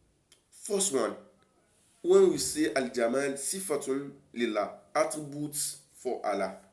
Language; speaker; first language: English; non-native, local second language; Yoruba